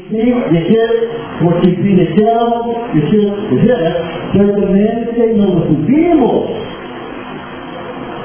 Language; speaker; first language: Spanish; non-native, fluent; English